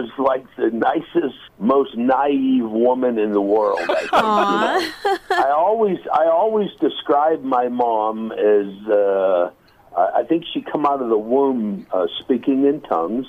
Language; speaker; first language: English; native; English